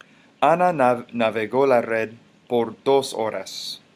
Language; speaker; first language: Spanish; non-native, fluent; English